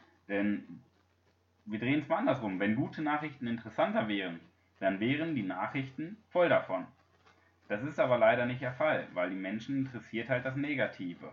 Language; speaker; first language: German; native; German